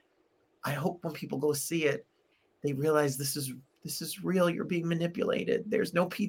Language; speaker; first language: English; native; English